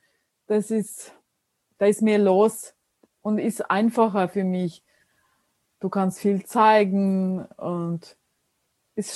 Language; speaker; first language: German; non-native, fluent; Russian